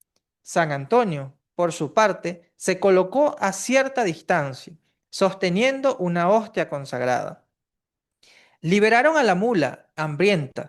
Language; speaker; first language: Spanish; native; Spanish